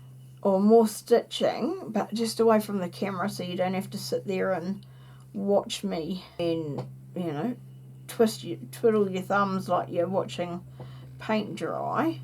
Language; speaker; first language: English; native; English